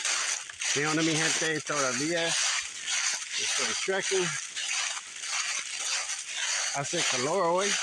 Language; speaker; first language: Spanish; non-native, learner; English